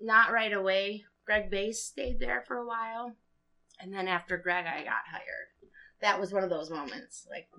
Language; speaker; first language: English; native; English